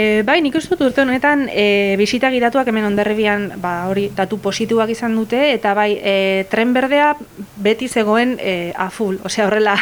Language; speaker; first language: Basque; non-native, local second language; Spanish